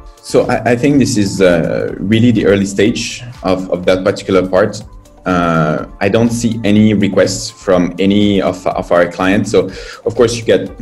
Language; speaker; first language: English; non-native, fluent; French